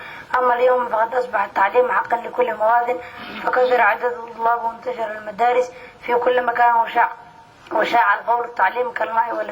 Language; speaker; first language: Arabic; non-native, local second language; Somali